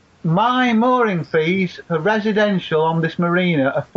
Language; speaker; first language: English; native; English